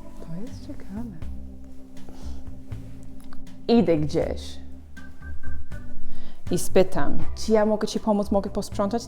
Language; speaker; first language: Polish; non-native, learner; English